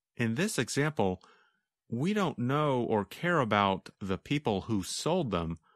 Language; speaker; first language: English; native; English